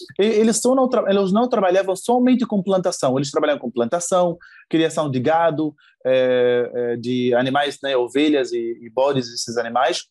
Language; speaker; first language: Portuguese; non-native, fluent; Arabic